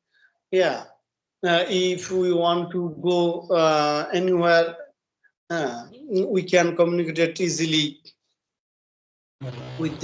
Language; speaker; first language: English; non-native, learner; Bangla